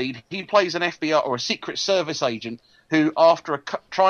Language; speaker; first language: English; native; English